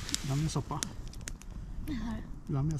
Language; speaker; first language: Swedish; native; Swedish